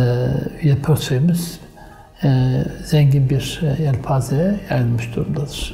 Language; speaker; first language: Turkish; native; Turkish